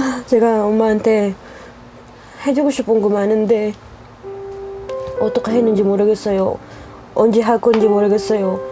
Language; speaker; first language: Korean; non-native, learner; Filipino